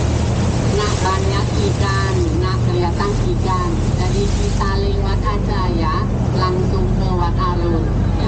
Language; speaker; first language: Indonesian; non-native, fluent; Thai